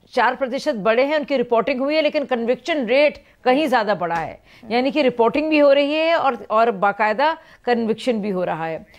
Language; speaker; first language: Hindi; native; Hindi